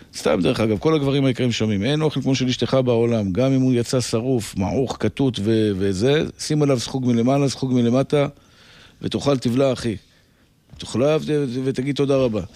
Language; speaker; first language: Hebrew; native; Hebrew